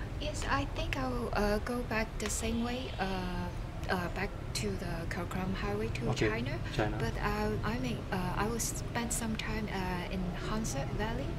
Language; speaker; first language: English; non-native, local second language; Cantonese